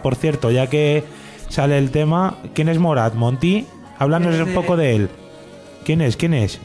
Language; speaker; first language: Spanish; native; Spanish